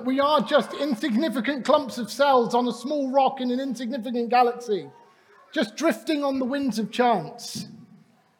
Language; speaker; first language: English; native; English